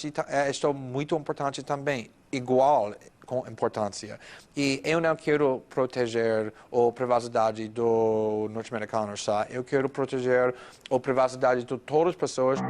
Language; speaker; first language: Portuguese; non-native, fluent; English